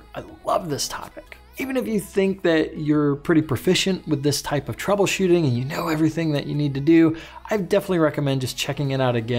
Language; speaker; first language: English; native; English